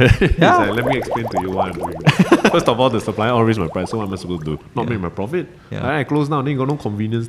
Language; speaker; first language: English; native; English